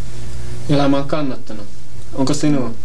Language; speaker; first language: Finnish; native; Finnish